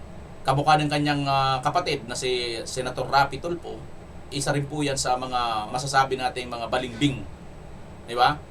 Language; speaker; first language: Filipino; native; Filipino